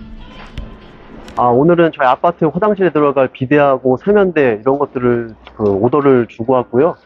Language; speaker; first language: Korean; native; Korean